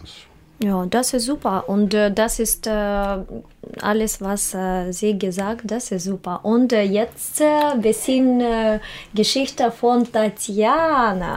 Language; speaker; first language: German; non-native, learner; Russian